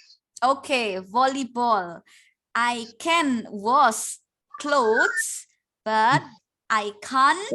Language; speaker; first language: English; non-native, fluent; Indonesian